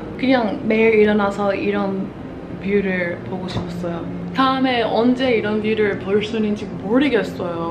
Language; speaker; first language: Korean; non-native, fluent; English